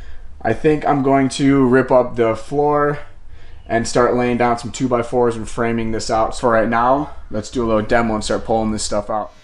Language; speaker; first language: English; native; English